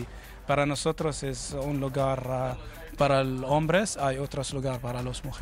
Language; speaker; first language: Spanish; non-native, learner; Arabic